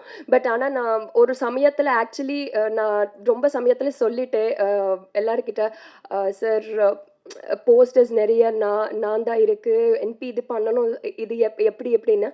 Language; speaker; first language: Tamil; non-native, learner; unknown